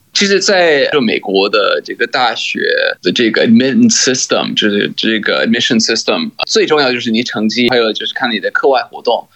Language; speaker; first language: Chinese; non-native, fluent; English